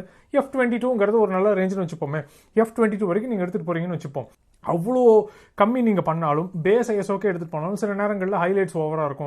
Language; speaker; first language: Tamil; native; Tamil